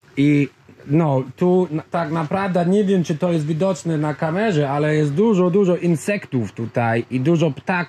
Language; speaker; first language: Polish; non-native, learner; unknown